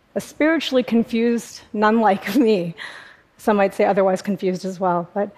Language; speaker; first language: English; native; English